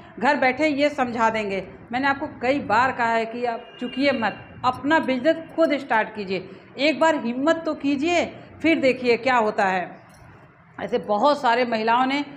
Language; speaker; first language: Hindi; native; Hindi